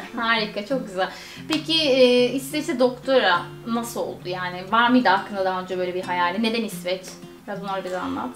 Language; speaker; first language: Turkish; native; Turkish